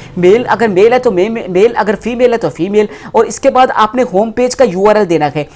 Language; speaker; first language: Urdu; non-native, local second language; Punjabi